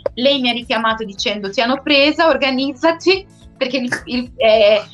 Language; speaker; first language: Italian; non-native, fluent; Portuguese